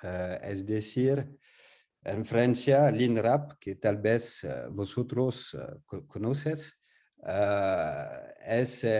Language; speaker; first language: Spanish; non-native, learner; French